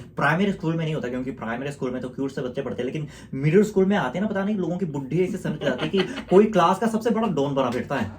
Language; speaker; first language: Hindi; non-native, fluent; Korean